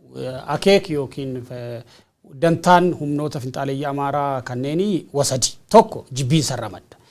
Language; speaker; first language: Oromo; native; Oromo